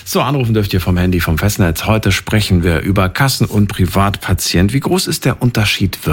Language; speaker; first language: German; native; German